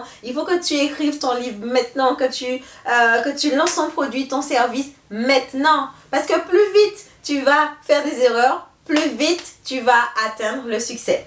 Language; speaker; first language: French; native; French